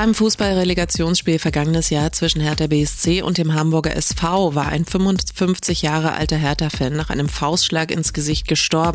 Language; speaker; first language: German; native; German